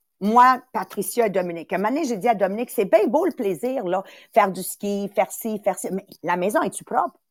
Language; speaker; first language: French; early bilingual, other home language; Italian